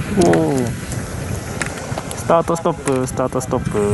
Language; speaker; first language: Japanese; native; Japanese